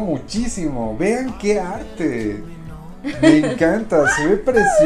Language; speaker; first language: Spanish; native; Spanish